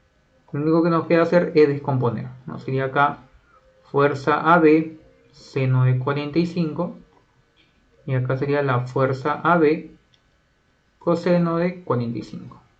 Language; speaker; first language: Spanish; native; Spanish